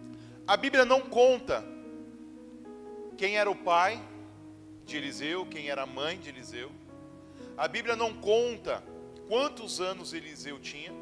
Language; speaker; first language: Portuguese; native; Portuguese